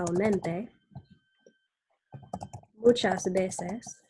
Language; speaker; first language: Spanish; non-native, fluent; English